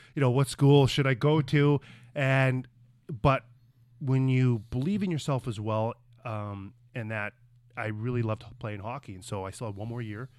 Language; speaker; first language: English; native; English